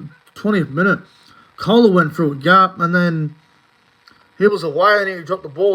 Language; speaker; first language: English; native; English